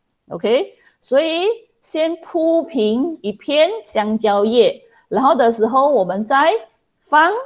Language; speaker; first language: Chinese; non-native, local second language; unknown